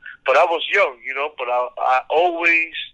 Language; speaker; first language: English; early bilingual, other home language; Spanish